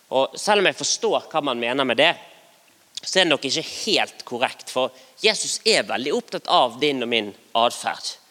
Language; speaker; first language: Norwegian; native; Norwegian